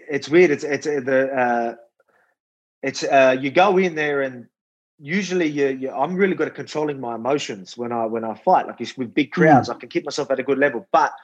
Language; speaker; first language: English; native; English